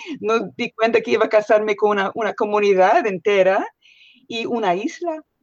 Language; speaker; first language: Spanish; non-native, fluent; English